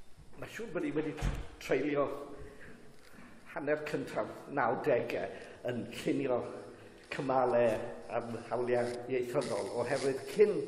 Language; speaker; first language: Welsh; native; Welsh